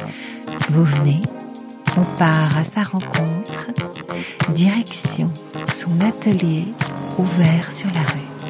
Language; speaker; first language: French; native; French